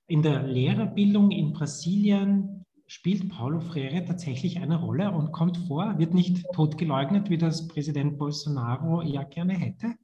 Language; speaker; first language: German; native; German